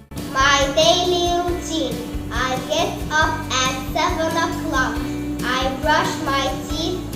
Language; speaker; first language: English; non-native, learner; Arabic